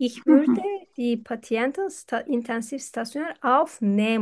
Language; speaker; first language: German; non-native, fluent; Turkish